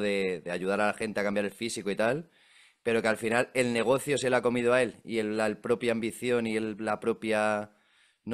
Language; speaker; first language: Spanish; native; Spanish